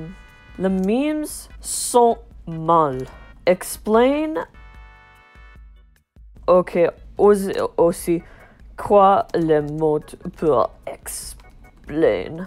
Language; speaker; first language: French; non-native, learner; English